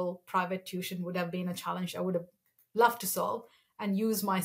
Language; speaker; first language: English; non-native, local second language; Malayalam